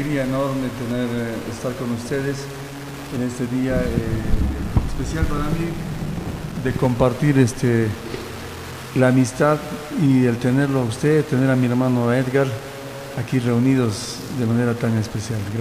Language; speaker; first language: Spanish; non-native, local second language; Quechua